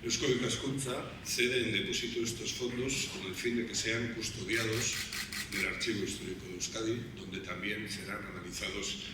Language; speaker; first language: Spanish; native; Spanish